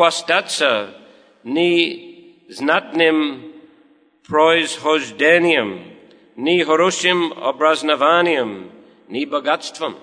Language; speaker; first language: Russian; non-native, learner; English